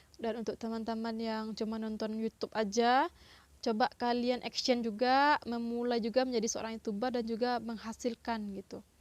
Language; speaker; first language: Indonesian; non-native, local second language; Minangkabau